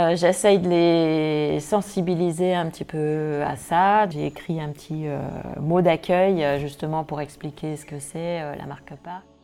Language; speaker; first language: French; non-native, fluent; German